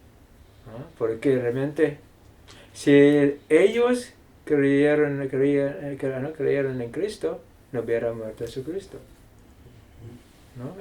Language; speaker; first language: Spanish; non-native, fluent; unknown